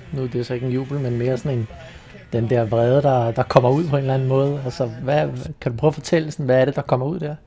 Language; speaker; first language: Danish; native; Danish